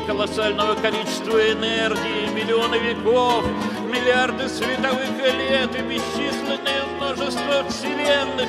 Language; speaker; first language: Russian; native; Russian